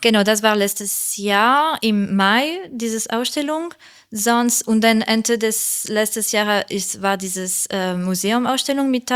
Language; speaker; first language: German; non-native, learner; French